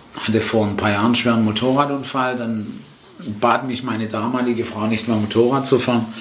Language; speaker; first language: German; early bilingual, other home language; Italian